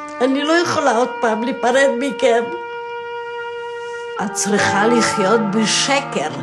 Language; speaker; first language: Hebrew; non-native, fluent; Polish